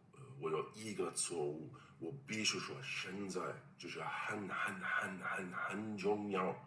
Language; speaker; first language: Chinese; non-native, learner; English